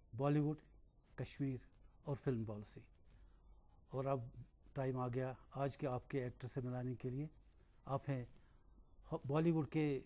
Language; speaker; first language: Hindi; non-native, local second language; Kashmiri